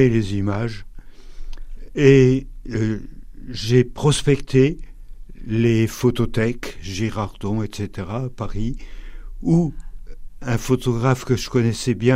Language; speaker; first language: French; native; French